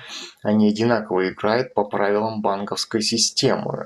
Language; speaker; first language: Russian; native; Russian